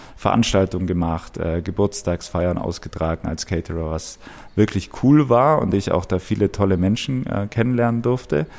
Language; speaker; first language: German; native; German